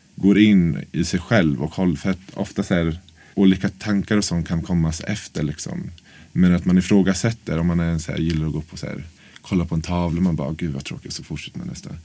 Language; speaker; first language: Swedish; native; Swedish